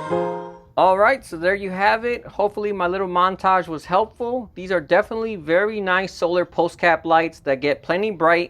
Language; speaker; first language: English; native; English